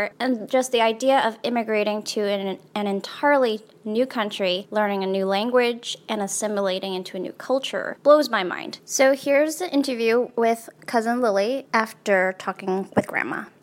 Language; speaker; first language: English; early bilingual, other home language; Chinese